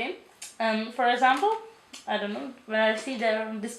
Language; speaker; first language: English; non-native, learner; Czech